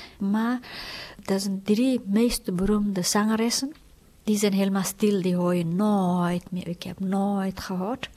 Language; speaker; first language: Dutch; non-native, fluent; Tibetan